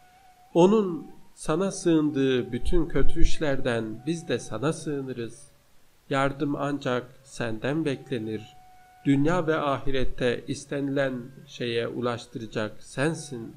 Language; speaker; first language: Turkish; native; Turkish